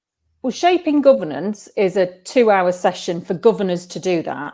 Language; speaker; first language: English; native; English